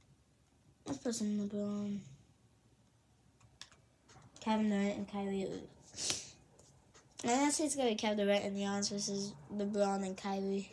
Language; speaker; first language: English; native; English